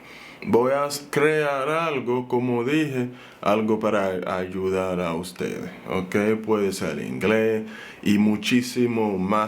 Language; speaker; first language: Spanish; non-native, fluent; Haitian Creole